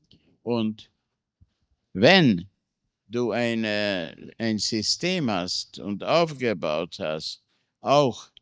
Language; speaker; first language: German; non-native, fluent; Hungarian